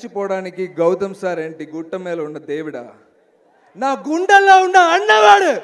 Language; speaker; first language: Telugu; non-native, learner; Malayalam